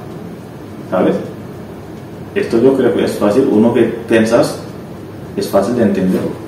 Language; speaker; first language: Spanish; non-native, learner; Wolof